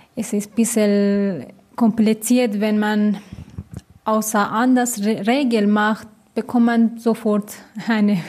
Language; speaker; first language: German; non-native, fluent; Persian